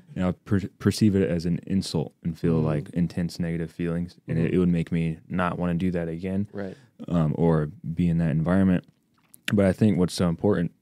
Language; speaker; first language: English; native; English